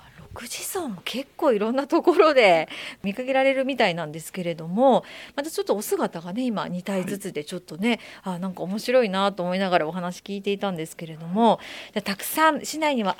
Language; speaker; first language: Japanese; native; Japanese